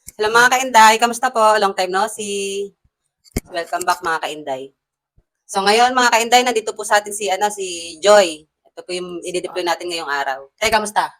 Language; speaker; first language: Filipino; native; Filipino